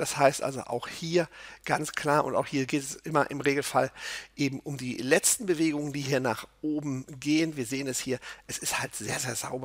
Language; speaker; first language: German; native; German